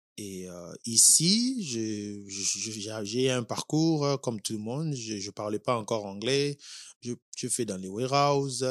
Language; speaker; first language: French; non-native, local second language; Lingala